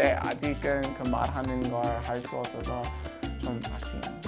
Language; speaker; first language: Korean; non-native, learner; English